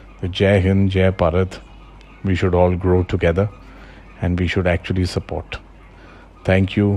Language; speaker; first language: English; non-native, local second language; Punjabi